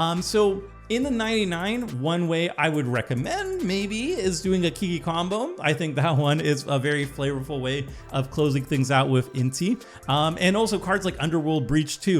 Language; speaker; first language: English; native; English